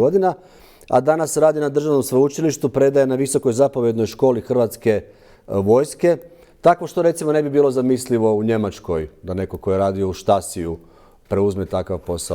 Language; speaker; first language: Croatian; native; Croatian